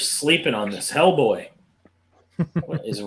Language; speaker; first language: English; native; English